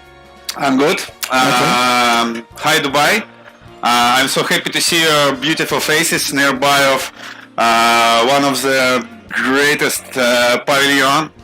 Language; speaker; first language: English; non-native, learner; Russian